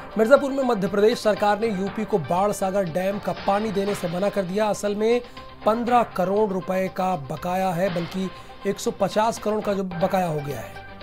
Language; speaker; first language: Hindi; native; Hindi